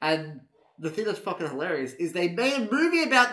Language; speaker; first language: English; native; English